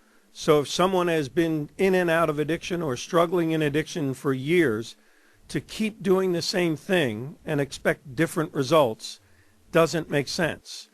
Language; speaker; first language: English; native; English